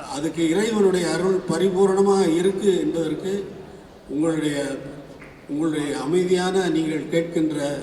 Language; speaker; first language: Tamil; native; Tamil